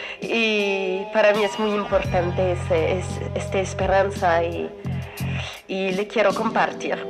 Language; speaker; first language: Spanish; non-native, fluent; French